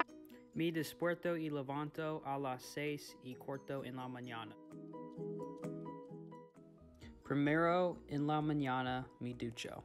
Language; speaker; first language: Spanish; non-native, learner; English